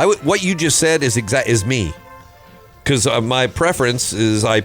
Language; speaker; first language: English; native; English